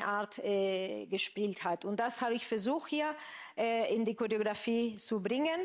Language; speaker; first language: German; non-native, fluent; Spanish